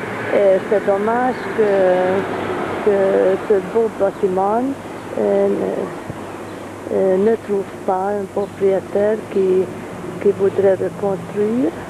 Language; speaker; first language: French; non-native, fluent; Hungarian